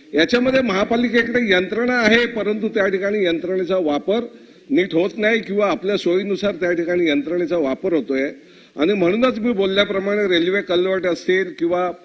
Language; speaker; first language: Marathi; native; Marathi